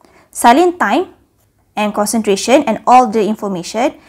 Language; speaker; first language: English; non-native, local second language; Malay